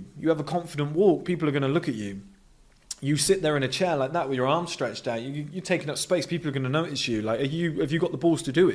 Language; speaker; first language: English; native; English